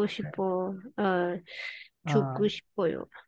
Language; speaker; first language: Korean; non-native, learner; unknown